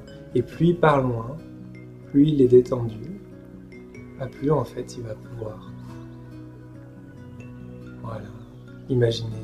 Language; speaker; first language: French; native; French